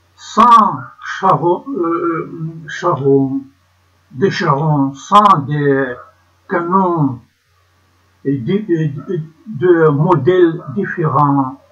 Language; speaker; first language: French; non-native, learner; Ukrainian